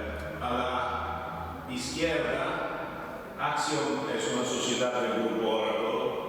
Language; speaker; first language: Spanish; non-native, fluent; Italian